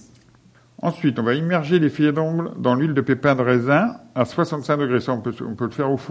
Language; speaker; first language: French; native; French